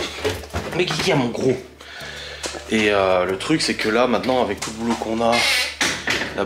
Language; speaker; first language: French; native; French